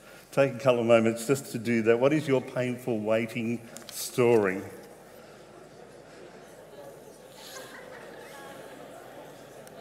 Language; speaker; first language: English; native; English